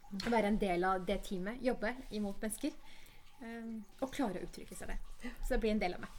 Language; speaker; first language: Norwegian; early bilingual, other home language; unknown